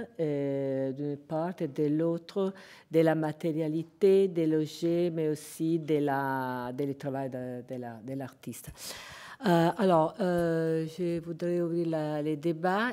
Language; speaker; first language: French; non-native, fluent; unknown